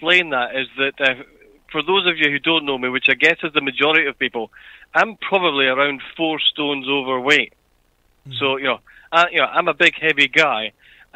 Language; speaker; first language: English; native; English